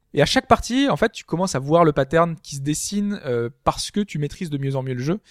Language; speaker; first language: French; native; French